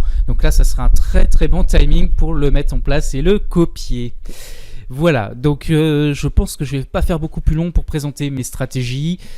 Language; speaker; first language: French; native; French